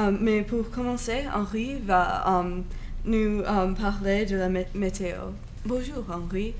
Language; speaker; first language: French; non-native, learner; English